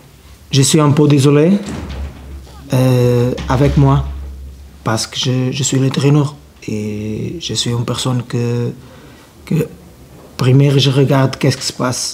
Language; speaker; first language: French; non-native, learner; Portuguese